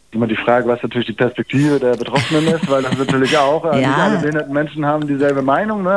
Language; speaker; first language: German; native; German